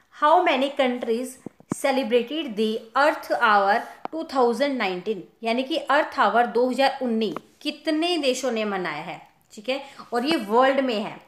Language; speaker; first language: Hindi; non-native, local second language; Punjabi